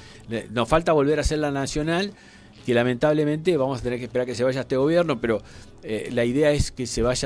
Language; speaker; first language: Spanish; native; Spanish